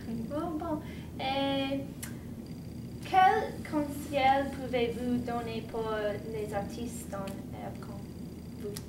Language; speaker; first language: French; non-native, learner; English